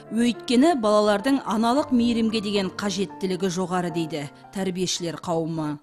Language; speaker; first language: Kazakh; native; Kazakh